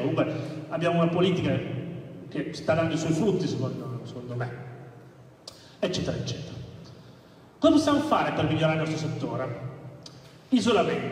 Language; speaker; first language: Italian; native; Italian